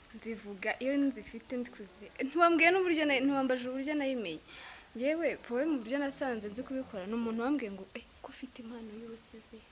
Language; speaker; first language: Kinyarwanda; native; Kinyarwanda